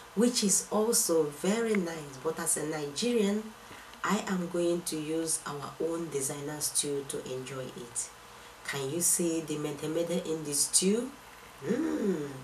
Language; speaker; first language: English; non-native, local second language; Igbo